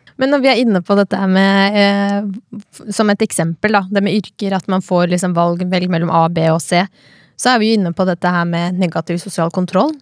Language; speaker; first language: Norwegian; native; Norwegian